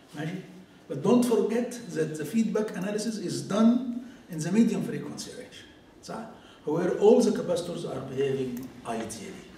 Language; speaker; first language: English; non-native, fluent; Arabic